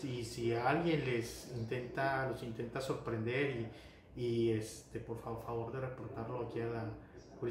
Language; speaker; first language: Spanish; native; Spanish